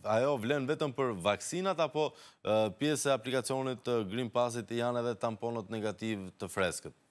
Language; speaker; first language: Albanian; native; Albanian